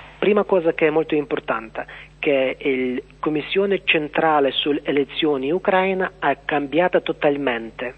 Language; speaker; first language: Italian; non-native, learner; Ukrainian